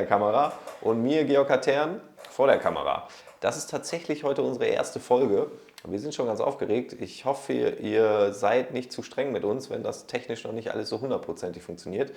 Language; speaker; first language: German; native; German